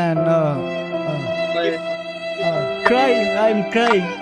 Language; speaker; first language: English; non-native, learner; Sinhala